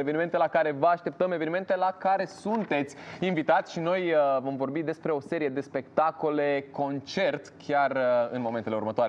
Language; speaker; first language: Romanian; native; Romanian